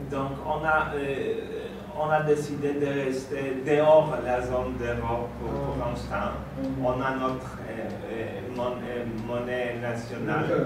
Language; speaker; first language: French; non-native, fluent; Polish